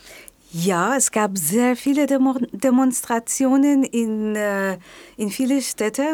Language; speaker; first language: German; non-native, fluent; Persian